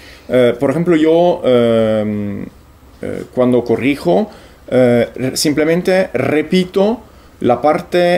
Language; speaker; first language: Spanish; non-native, fluent; Italian